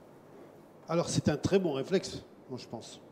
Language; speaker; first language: French; native; French